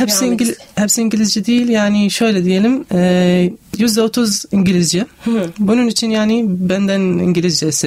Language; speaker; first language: Turkish; non-native, learner; Arabic